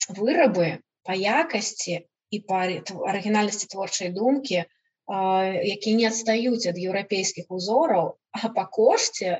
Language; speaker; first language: Belarusian; non-native, local second language; Russian